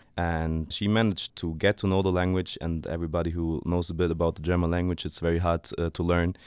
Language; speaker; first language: English; non-native, fluent; German